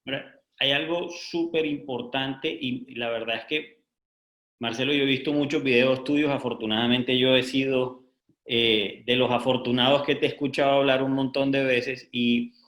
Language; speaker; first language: Spanish; native; Spanish